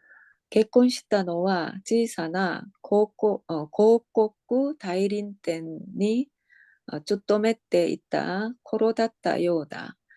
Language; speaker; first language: Japanese; non-native, learner; Korean